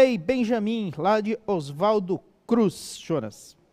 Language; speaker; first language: Portuguese; native; Portuguese